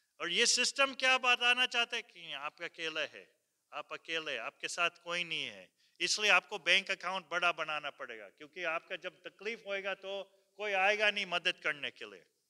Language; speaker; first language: Hindi; early bilingual, heritage; Hindi